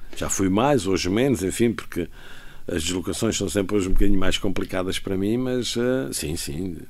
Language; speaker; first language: Portuguese; native; Portuguese